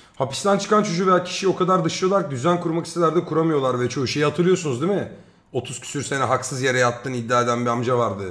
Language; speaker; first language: Turkish; native; Turkish